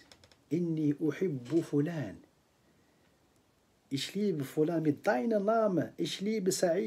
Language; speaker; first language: German; non-native, fluent; Arabic